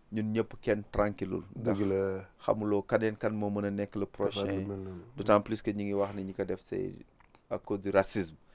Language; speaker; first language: French; non-native, local second language; Wolof